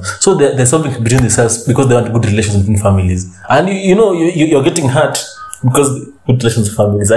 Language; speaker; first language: English; non-native, local second language; Luo (Kenya and Tanzania)